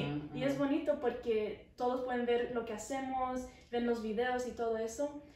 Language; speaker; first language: Spanish; early bilingual, heritage; Spanish